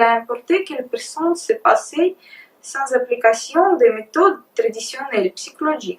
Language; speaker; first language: French; non-native, learner; Russian